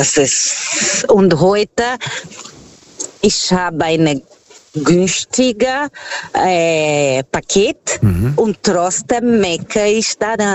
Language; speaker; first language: German; non-native, learner; Portuguese